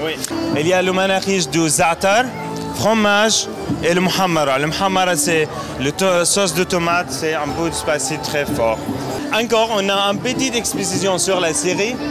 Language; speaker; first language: French; non-native, learner; Arabic